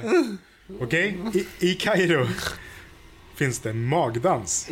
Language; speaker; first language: Swedish; native; Swedish